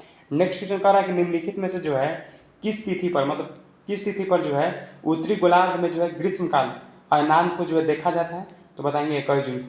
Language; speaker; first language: Hindi; native; Hindi